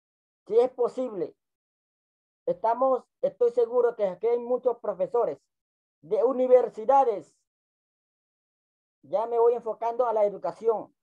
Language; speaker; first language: Spanish; non-native, local second language; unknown